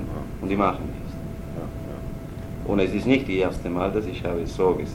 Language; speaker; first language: German; non-native, learner; Spanish